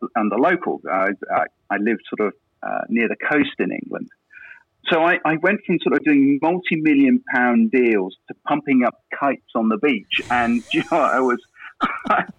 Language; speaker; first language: English; native; English